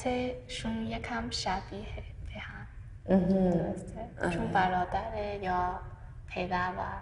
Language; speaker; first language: Persian; non-native, fluent; Chinese